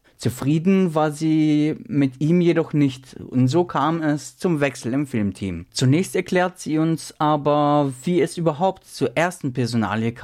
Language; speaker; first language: German; native; German